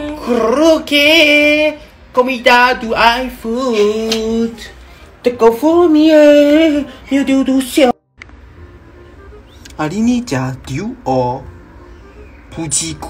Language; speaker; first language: Portuguese; non-native, learner; Chinese